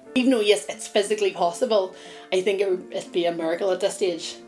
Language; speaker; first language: English; native; English